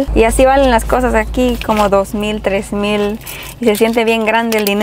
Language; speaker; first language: Spanish; native; Spanish